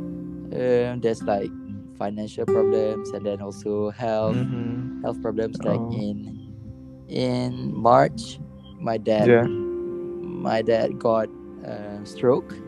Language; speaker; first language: English; non-native, local second language; Malay